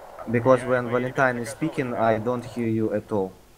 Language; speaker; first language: English; non-native, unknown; Russian